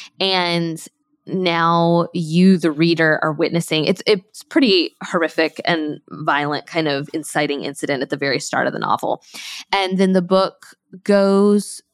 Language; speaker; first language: English; native; English